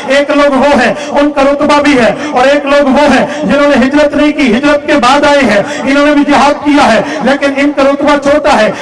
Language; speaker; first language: Urdu; non-native, local second language; Saraiki